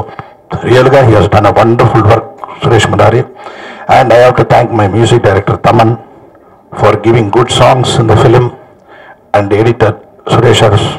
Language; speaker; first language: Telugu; non-native, local second language; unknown